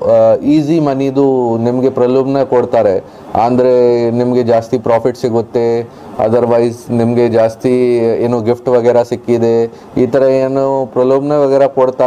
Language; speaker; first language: Kannada; non-native, local second language; Hindi